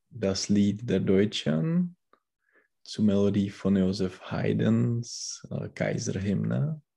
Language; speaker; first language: German; non-native, learner; Czech